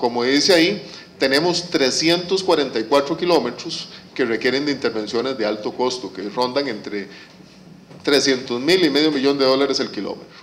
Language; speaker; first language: Spanish; native; Spanish